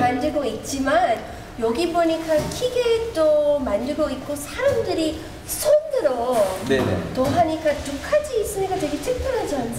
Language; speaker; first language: Korean; non-native, learner; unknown